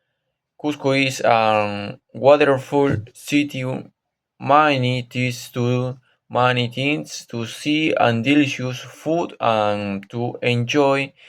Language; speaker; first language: English; non-native, learner; Spanish